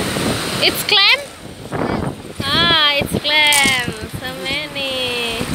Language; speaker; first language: English; non-native, learner; Indonesian